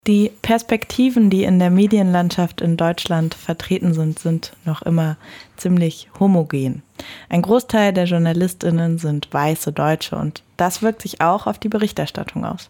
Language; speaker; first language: German; native; German